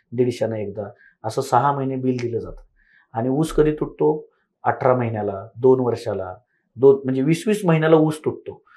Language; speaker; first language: Marathi; native; Marathi